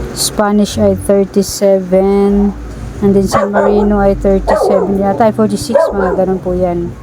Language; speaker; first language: Filipino; non-native, local second language; Cebuano